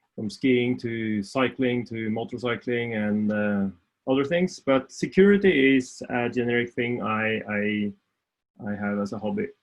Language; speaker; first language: English; non-native, fluent; Norwegian